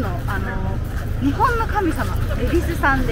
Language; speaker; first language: Japanese; native; Japanese